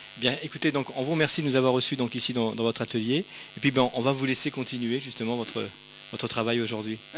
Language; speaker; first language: French; native; French